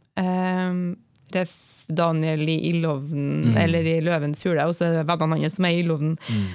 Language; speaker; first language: Norwegian; native; Norwegian